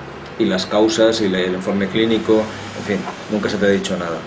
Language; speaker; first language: Spanish; native; Spanish